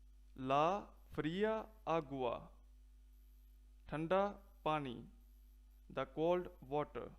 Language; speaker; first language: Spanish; non-native, fluent; Punjabi